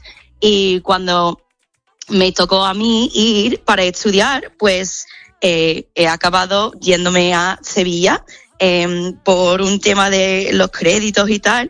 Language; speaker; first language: Spanish; non-native, fluent; English